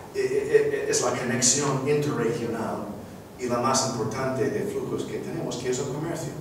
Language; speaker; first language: Spanish; non-native, fluent; English